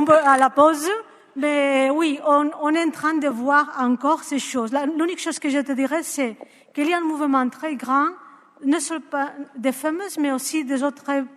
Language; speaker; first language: French; non-native, learner; Spanish